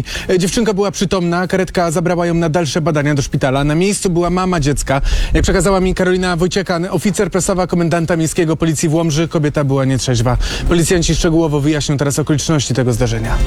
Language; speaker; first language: Polish; native; Polish